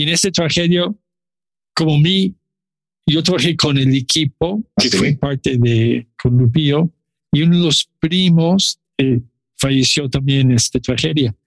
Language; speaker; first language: Spanish; non-native, learner; English